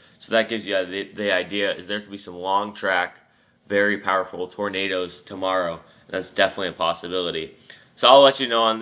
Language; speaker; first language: English; native; English